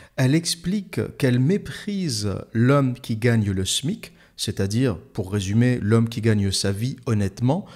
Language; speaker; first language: French; native; French